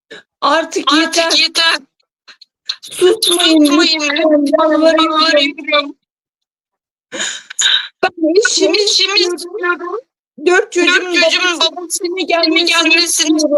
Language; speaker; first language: Turkish; non-native, learner; Turkmen